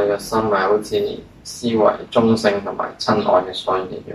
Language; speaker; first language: Chinese; native; Chinese